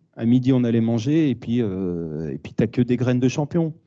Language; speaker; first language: French; native; French